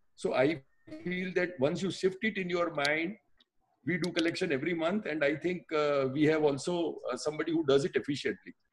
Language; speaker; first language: English; non-native, local second language; Gujarati